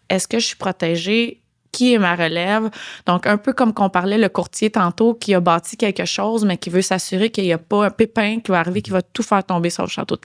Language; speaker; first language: French; native; French